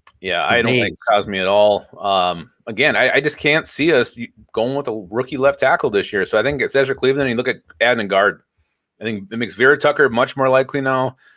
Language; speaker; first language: English; native; English